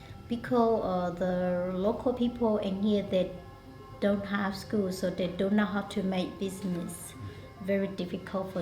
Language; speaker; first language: English; non-native, learner; Hmong